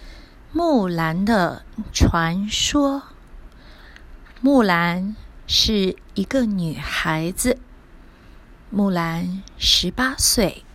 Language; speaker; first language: Chinese; non-native, learner; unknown